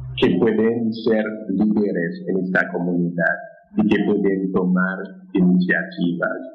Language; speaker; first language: Spanish; non-native, fluent; Haitian Creole